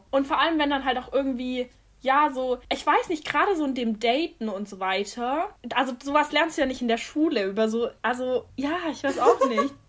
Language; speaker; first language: German; native; German